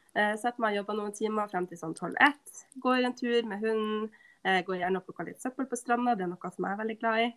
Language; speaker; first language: Norwegian; native; Norwegian